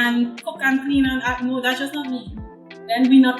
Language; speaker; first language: English; native; English